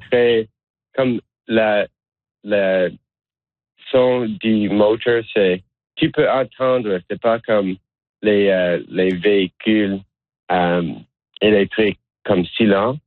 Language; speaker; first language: French; non-native, learner; English